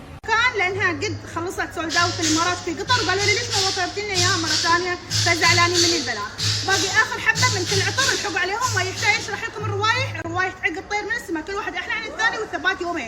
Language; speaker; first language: Arabic; native; Arabic